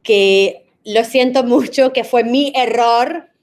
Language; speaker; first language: Spanish; non-native, fluent; English